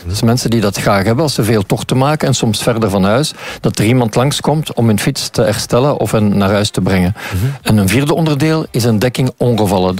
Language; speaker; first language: Dutch; native; Dutch